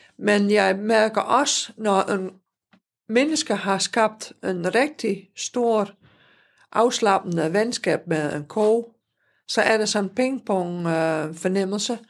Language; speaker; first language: Danish; non-native, fluent; Dutch